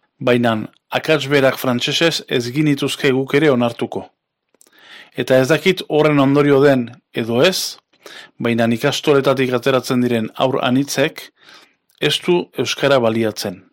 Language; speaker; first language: Basque; native; Basque